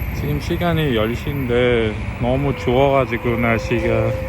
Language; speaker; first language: Korean; non-native, learner; Uzbek